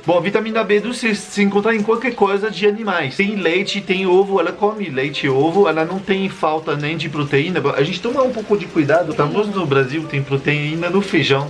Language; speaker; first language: Portuguese; non-native, fluent; French